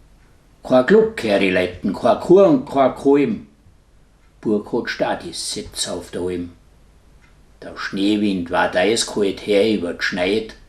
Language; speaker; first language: German; native; German